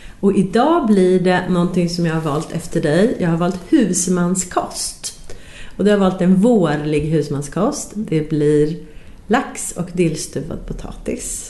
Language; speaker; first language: Swedish; native; Swedish